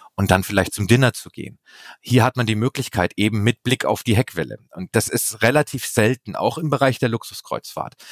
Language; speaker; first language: German; native; German